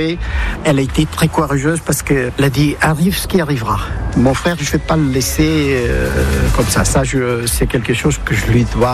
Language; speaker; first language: French; early bilingual, other home language; Portuguese